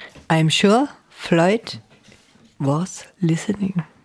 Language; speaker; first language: English; non-native, fluent; German